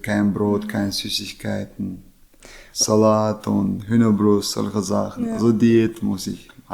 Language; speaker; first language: German; non-native, learner; Chechen